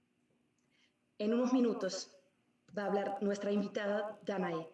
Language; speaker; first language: Spanish; non-native, fluent; Dutch